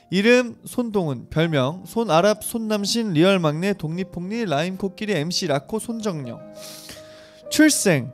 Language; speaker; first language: Korean; native; Korean